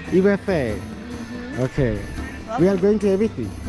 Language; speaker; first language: English; non-native, local second language; Bangla